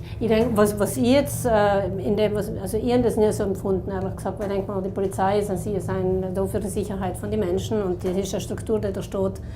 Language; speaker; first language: German; native; German